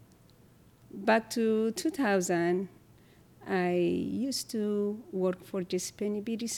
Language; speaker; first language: English; non-native, learner; Tigrinya